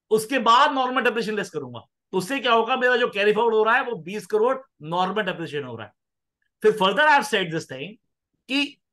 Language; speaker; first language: Hindi; non-native, local second language; Punjabi